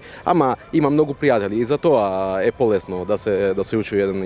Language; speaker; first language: Macedonian; non-native, fluent; Italian